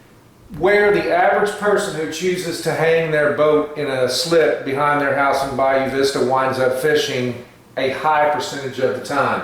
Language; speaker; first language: English; native; English